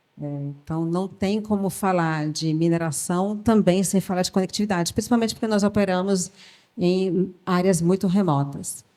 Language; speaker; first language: Portuguese; early bilingual, other home language; French